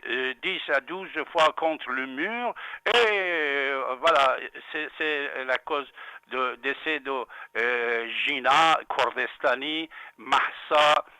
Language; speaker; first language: French; non-native, fluent; Persian